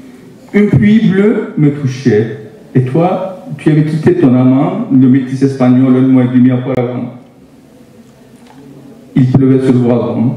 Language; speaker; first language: French; non-native, fluent; Turkish